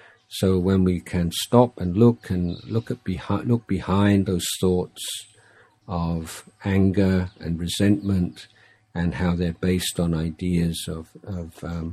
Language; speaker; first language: English; native; English